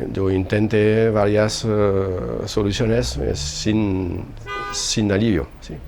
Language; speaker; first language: Spanish; non-native, learner; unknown